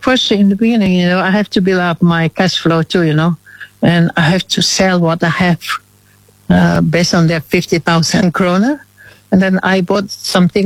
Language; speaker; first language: English; non-native, fluent; Indonesian